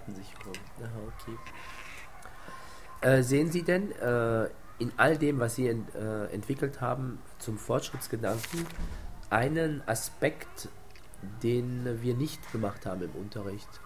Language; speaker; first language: German; non-native, fluent; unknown